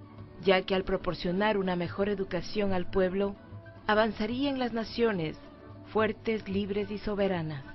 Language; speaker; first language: Spanish; native; Spanish